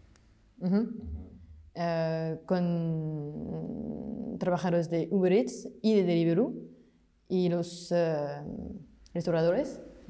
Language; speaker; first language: Spanish; non-native, fluent; French